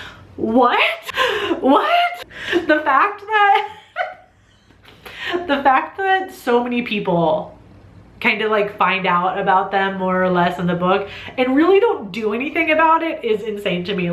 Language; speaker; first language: English; native; English